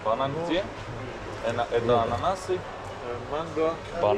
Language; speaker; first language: Russian; non-native, learner; Polish